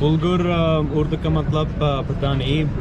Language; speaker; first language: Hindi; non-native, learner; Turkish